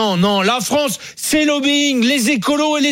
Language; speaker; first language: French; native; French